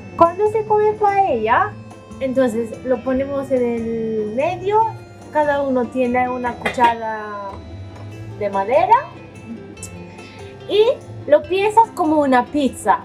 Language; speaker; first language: Spanish; non-native, fluent; Turkish